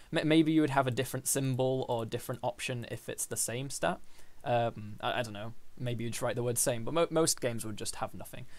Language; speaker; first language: English; native; English